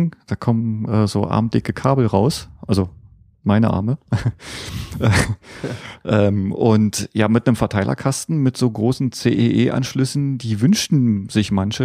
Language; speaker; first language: German; native; German